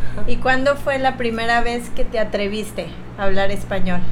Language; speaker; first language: Spanish; native; Spanish